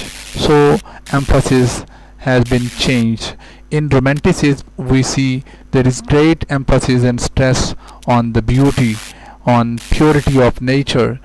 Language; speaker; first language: English; non-native, local second language; Urdu